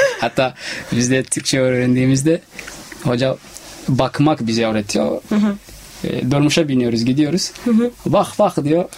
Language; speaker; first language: Turkish; non-native, learner; Somali